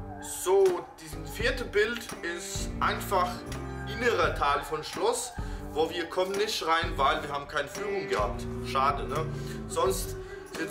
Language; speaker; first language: German; non-native, fluent; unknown